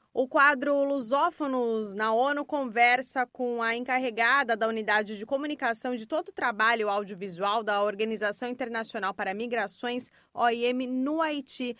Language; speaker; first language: Portuguese; native; Portuguese